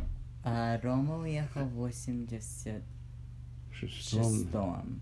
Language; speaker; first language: Russian; early bilingual, heritage; Russian